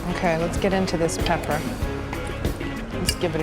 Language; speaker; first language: English; native; English